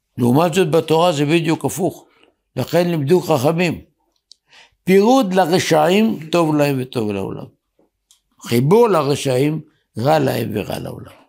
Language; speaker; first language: Hebrew; native; Hebrew